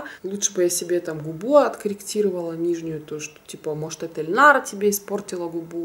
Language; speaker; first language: Russian; native; Russian